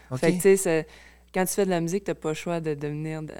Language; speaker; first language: French; native; French